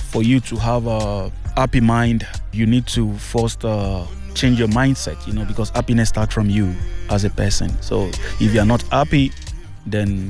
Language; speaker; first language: English; non-native, local second language; Yoruba